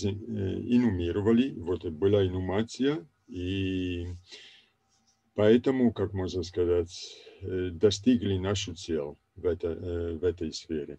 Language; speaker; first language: Russian; non-native, fluent; Italian